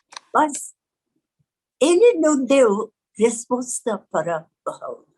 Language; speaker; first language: Portuguese; non-native, learner; Persian